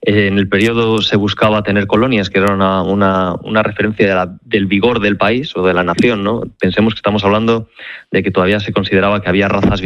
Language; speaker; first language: Spanish; native; Spanish